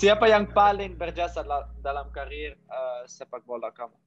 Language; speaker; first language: Indonesian; non-native, learner; Dutch